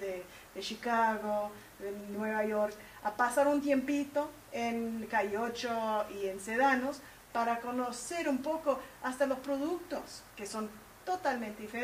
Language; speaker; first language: Spanish; early bilingual, heritage; Spanish